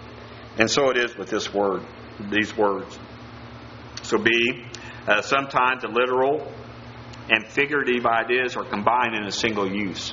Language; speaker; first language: English; native; English